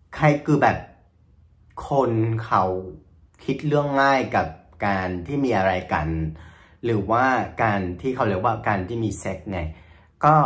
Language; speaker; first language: Thai; non-native, fluent; Vietnamese